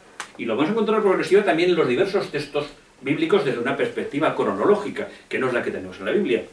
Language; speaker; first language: Spanish; native; Spanish